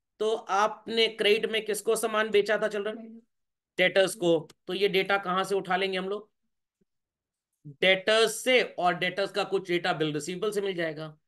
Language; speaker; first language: Hindi; native; Hindi